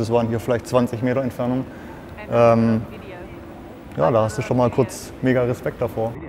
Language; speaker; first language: German; native; German